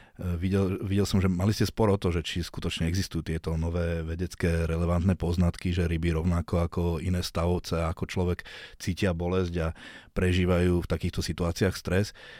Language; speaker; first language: Slovak; native; Slovak